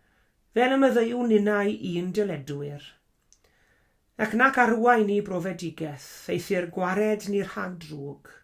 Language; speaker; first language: Welsh; native; Welsh